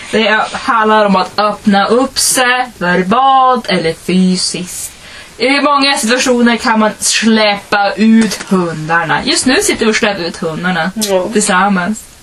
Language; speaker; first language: Swedish; early bilingual, other home language; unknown